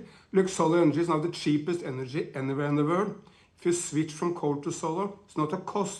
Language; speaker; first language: English; non-native, fluent; Norwegian